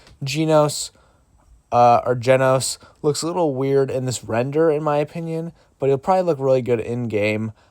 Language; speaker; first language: English; native; English